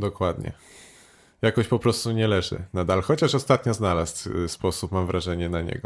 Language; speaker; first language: Polish; native; Polish